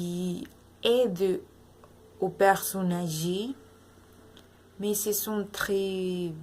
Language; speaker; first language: French; non-native, learner; Spanish